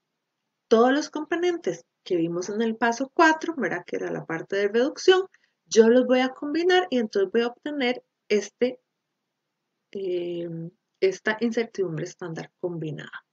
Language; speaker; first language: Spanish; native; Spanish